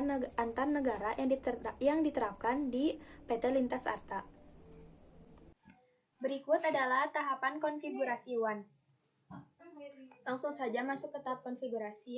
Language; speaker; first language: Indonesian; native; Indonesian